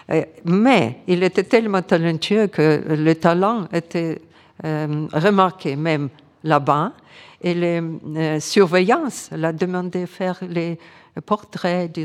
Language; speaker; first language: French; non-native, fluent; Ukrainian